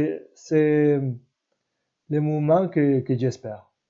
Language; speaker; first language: French; non-native, learner; Spanish